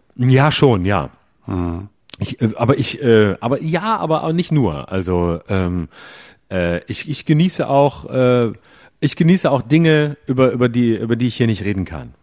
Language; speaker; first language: German; native; German